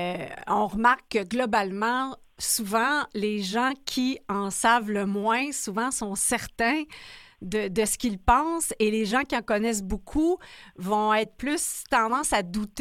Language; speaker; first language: French; native; French